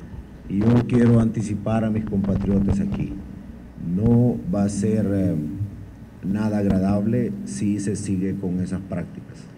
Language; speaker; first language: Spanish; native; Spanish